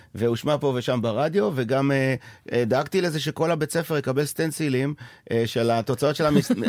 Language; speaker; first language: Hebrew; native; Hebrew